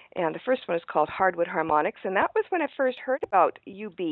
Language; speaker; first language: English; early bilingual, other home language; Ukrainian